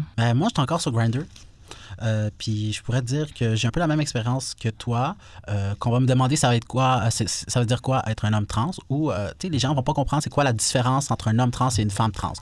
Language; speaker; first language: French; native; French